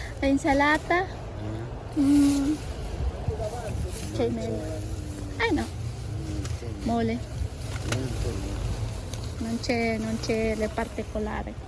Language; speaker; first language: Italian; non-native, learner; Filipino